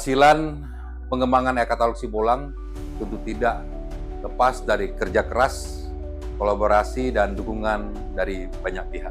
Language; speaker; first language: Indonesian; native; Indonesian